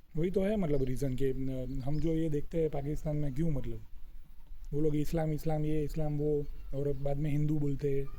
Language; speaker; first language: Hindi; non-native, local second language; Gujarati